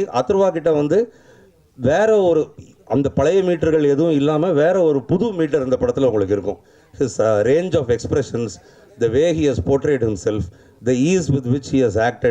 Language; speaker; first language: Tamil; native; Tamil